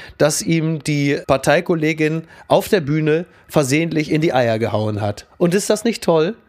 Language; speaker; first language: German; native; German